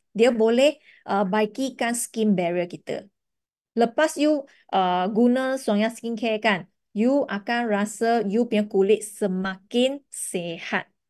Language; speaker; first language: Malay; non-native, local second language; Chinese